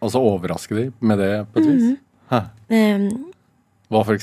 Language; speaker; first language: Norwegian; native; Norwegian